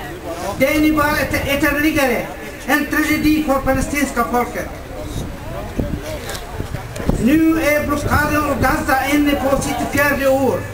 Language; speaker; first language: Swedish; non-native, fluent; Arabic